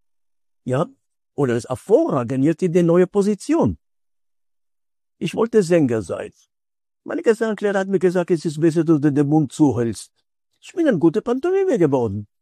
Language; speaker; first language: German; non-native, fluent; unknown